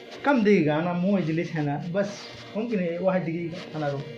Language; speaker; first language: Arabic; non-native, learner; Bangla